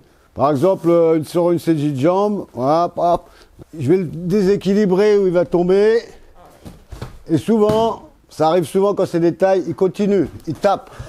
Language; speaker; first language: French; native; French